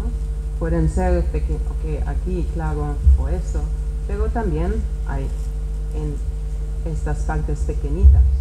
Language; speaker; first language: Spanish; non-native, fluent; Czech